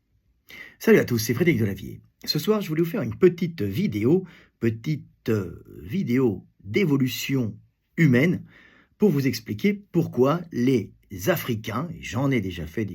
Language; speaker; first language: French; native; French